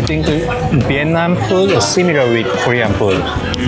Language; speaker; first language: English; non-native, learner; Korean